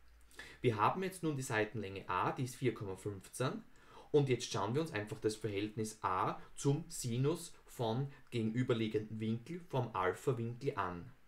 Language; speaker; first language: German; native; German